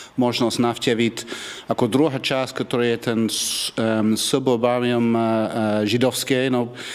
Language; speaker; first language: Slovak; non-native, learner; English